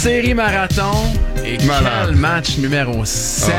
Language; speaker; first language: French; native; French